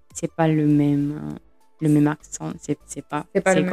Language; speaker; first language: French; non-native, fluent; Spanish